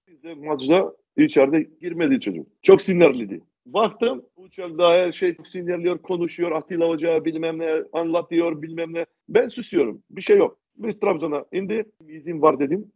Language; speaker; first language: Turkish; non-native, learner; Macedonian